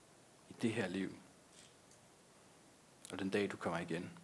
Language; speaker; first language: Danish; native; Danish